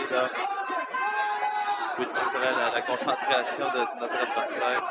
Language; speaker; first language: French; native; French